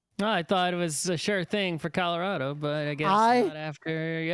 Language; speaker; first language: English; native; English